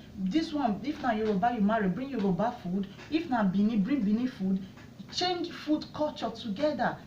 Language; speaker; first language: Nigerian Pidgin; non-native, local second language; Bini